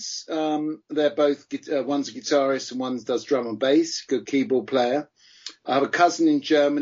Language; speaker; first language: English; native; English